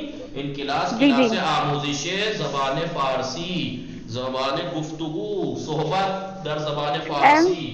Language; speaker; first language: Persian; non-native, fluent; Urdu